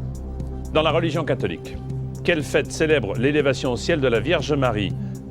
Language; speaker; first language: French; native; French